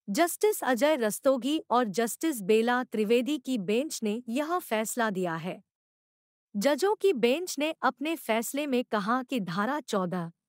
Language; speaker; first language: Hindi; non-native, local second language; Marathi